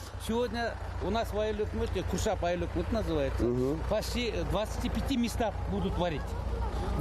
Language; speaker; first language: Russian; non-native, local second language; Kyrgyz